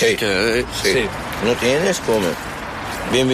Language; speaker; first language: Spanish; non-native, learner; Arabic